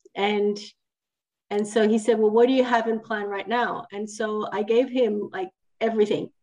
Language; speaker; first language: English; non-native, fluent; Italian